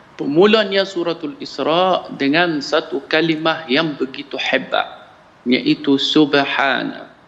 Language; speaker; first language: Malay; non-native, fluent; Arabic